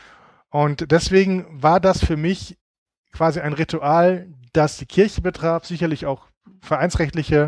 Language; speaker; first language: German; native; German